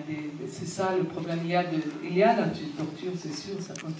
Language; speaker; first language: French; non-native, fluent; Arabic